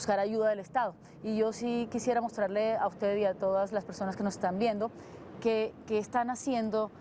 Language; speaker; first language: Spanish; native; Spanish